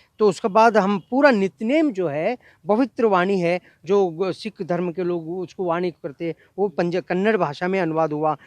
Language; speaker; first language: Hindi; non-native, local second language; Kannada